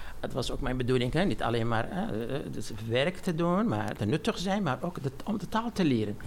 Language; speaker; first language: Dutch; non-native, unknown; Armenian